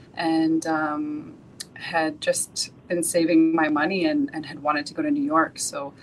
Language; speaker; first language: English; native; English